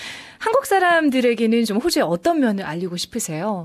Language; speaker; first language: Korean; native; Korean